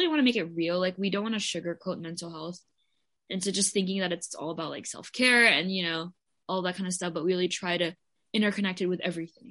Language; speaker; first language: English; non-native, local second language; Filipino